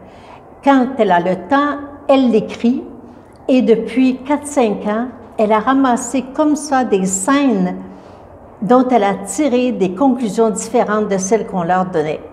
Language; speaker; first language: French; native; French